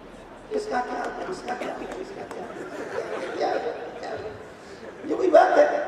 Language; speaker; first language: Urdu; non-native, local second language; Brahui